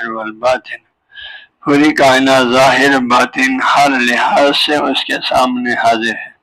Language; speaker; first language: Urdu; non-native, local second language; Balti